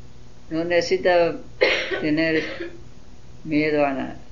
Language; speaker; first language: Spanish; non-native, learner; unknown